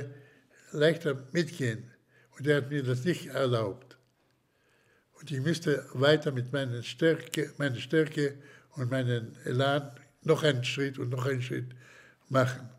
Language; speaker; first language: German; non-native, fluent; Slovak